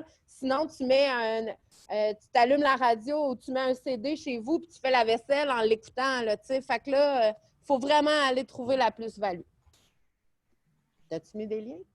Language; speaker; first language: French; native; French